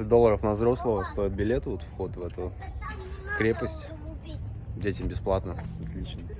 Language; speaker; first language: Russian; native; Russian